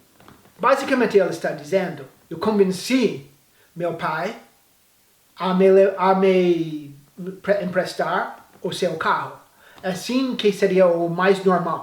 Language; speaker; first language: Portuguese; non-native, fluent; English